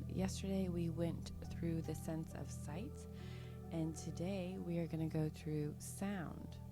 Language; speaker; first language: English; native; English